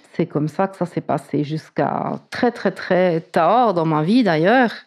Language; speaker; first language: French; native; French